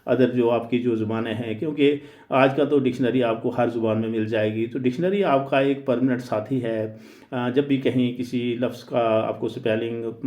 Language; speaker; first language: Urdu; native; Urdu